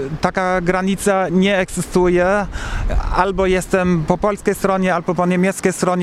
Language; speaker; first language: Polish; non-native, learner; German